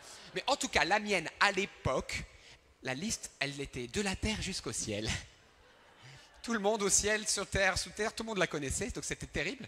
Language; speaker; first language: French; early bilingual, other home language; Arabic